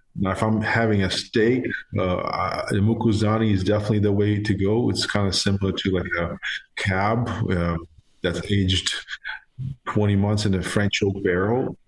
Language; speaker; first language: English; non-native, fluent; Georgian